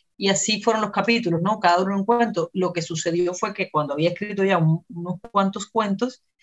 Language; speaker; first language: Spanish; native; Spanish